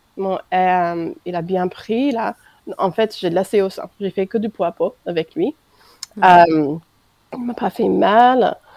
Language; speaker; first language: French; non-native, fluent; English